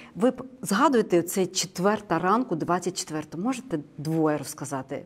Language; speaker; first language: Ukrainian; native; Ukrainian